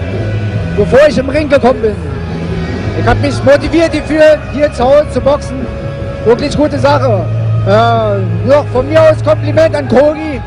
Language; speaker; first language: German; native; German